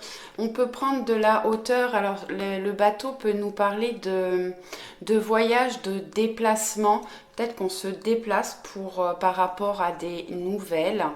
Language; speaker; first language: French; native; French